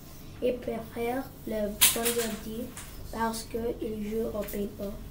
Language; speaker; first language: French; non-native, learner; English